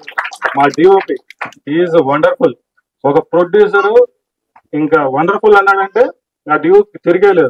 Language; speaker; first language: Telugu; native; Telugu